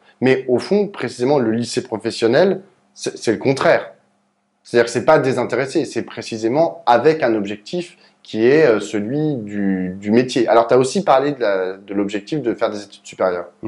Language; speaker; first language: French; native; French